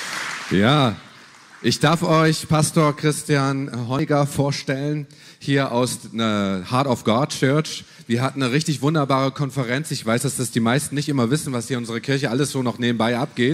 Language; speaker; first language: German; native; German